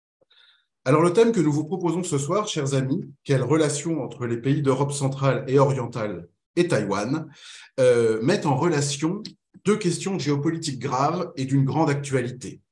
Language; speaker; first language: French; native; French